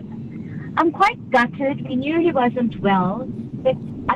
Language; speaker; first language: English; native; English